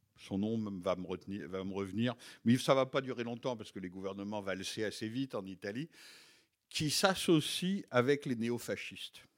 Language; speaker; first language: French; native; French